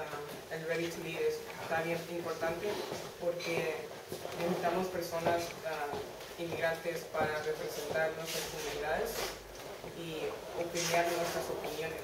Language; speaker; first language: Spanish; early bilingual, heritage; Spanish